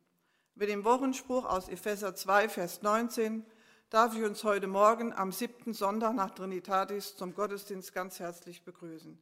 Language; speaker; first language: German; native; German